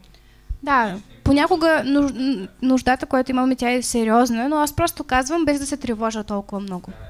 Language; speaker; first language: Bulgarian; non-native, fluent; Russian